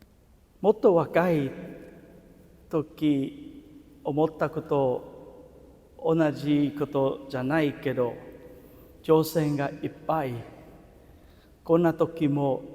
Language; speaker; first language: Japanese; non-native, fluent; Vietnamese